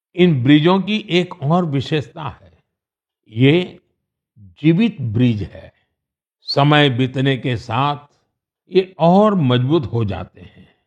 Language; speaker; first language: Hindi; non-native, local second language; Gujarati